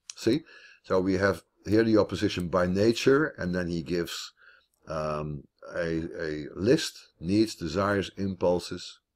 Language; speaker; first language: English; non-native, fluent; Dutch